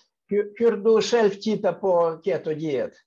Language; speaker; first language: Swedish; non-native, fluent; Russian